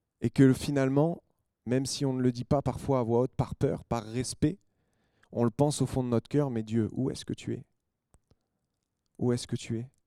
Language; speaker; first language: French; native; French